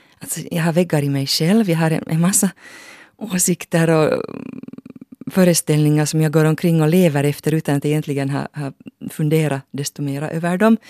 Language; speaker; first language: Swedish; native; Swedish